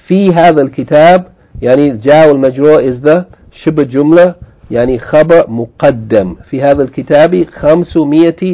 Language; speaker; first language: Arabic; non-native, fluent; English